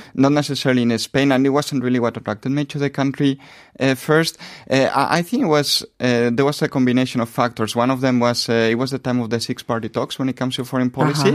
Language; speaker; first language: English; non-native, fluent; Spanish